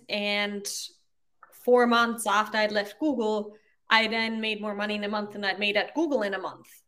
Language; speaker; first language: English; non-native, fluent; German